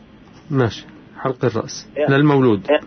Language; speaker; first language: Arabic; native; Arabic